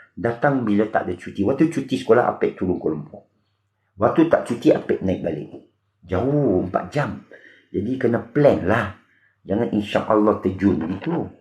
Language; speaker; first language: Malay; non-native, local second language; Min Nan Chinese